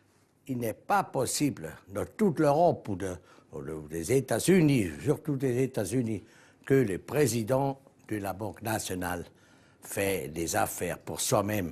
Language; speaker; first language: French; non-native, local second language; German